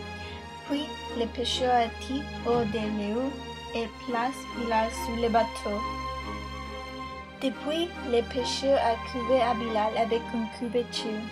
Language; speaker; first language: French; non-native, learner; English